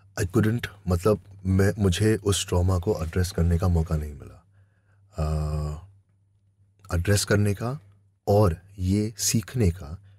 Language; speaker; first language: Hindi; native; Hindi